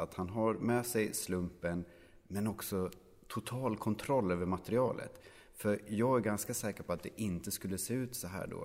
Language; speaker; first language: Swedish; native; Swedish